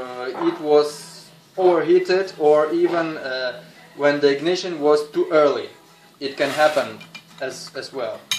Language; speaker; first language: English; non-native, fluent; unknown